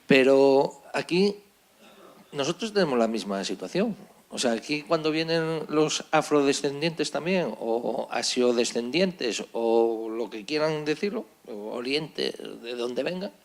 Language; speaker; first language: Spanish; native; Spanish